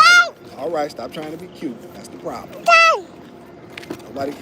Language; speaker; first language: English; native; English